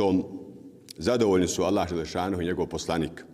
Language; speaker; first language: Bosnian; native; Bosnian